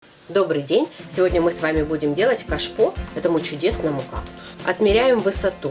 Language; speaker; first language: Russian; native; Russian